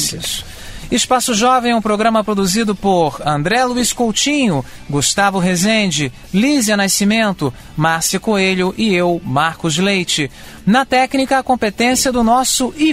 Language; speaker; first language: Portuguese; native; Portuguese